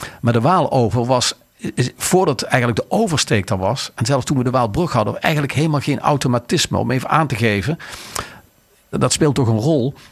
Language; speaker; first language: Dutch; native; Dutch